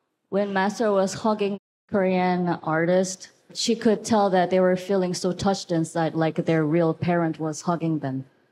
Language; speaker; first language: English; non-native, fluent; Korean